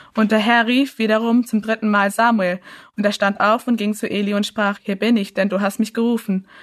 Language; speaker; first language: German; early bilingual, other home language; English